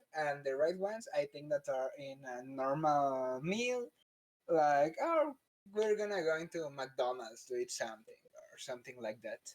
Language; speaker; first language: English; non-native, learner; Spanish